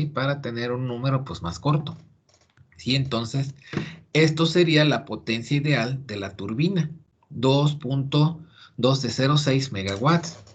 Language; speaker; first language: Spanish; native; Spanish